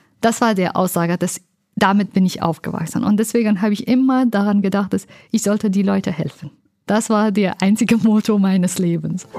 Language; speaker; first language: German; non-native, learner; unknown